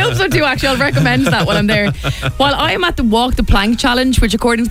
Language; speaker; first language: English; native; English